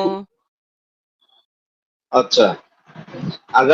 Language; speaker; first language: Hindi; non-native, learner; Bangla